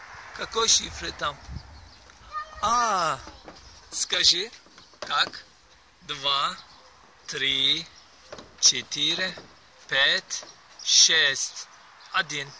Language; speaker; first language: Russian; non-native, learner; Turkish